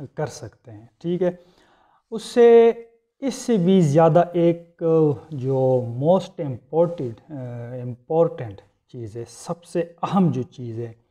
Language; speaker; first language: Urdu; non-native, local second language; Punjabi